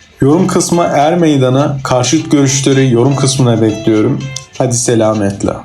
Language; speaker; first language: Turkish; native; Turkish